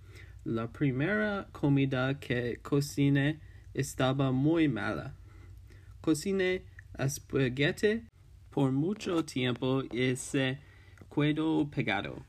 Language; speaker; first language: Spanish; non-native, learner; English